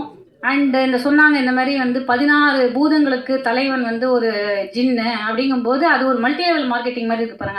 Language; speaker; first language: Tamil; native; Tamil